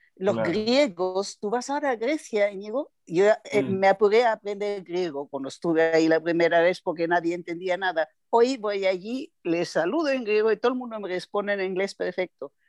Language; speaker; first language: Spanish; non-native, fluent; German